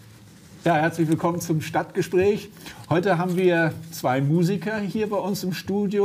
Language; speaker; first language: German; native; German